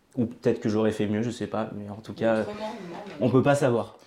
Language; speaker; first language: French; native; French